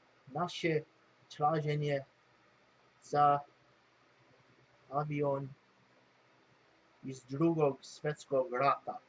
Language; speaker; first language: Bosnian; non-native, learner; English